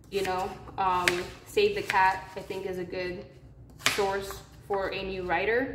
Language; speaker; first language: English; native; English